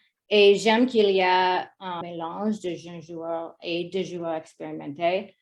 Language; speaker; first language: French; non-native, learner; English